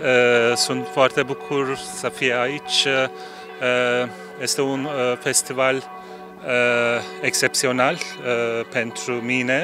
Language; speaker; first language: Romanian; non-native, learner; Turkish